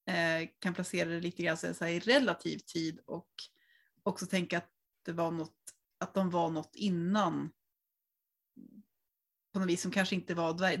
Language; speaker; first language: Swedish; native; Swedish